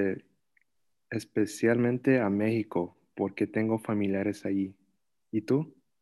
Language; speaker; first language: Spanish; early bilingual, heritage; Spanish